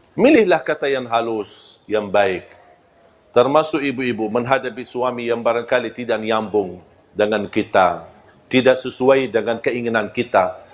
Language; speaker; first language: Malay; non-native, fluent; Arabic